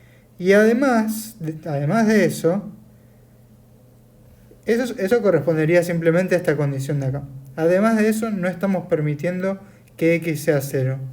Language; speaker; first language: Spanish; native; Spanish